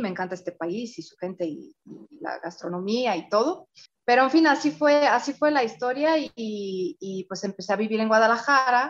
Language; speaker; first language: Spanish; non-native, fluent; Romanian